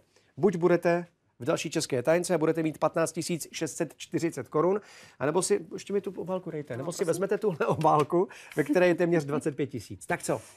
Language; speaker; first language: Czech; native; Czech